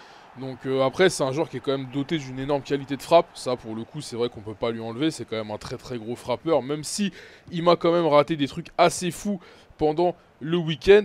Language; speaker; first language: French; native; French